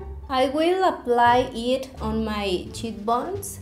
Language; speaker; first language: English; non-native, learner; Spanish